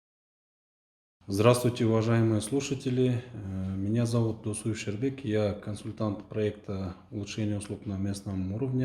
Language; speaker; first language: Russian; non-native, local second language; Kyrgyz